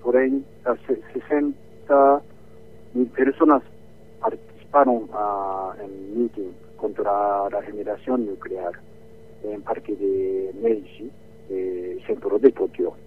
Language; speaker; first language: Spanish; non-native, learner; Japanese